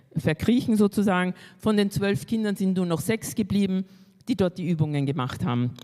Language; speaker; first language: German; early bilingual, other home language; Spanish